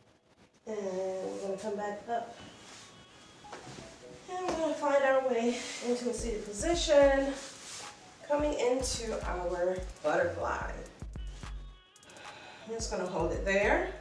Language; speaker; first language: English; native; English